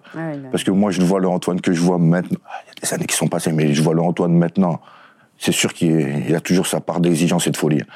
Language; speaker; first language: French; native; French